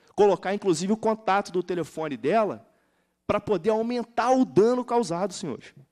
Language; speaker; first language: Portuguese; native; Portuguese